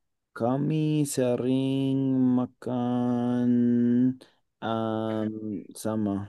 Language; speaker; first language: Indonesian; non-native, learner; English